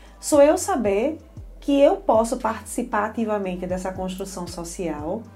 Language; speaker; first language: Portuguese; native; Portuguese